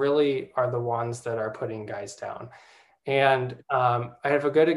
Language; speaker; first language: English; native; English